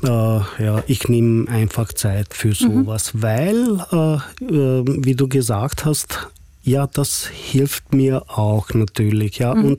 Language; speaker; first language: German; non-native, fluent; Hungarian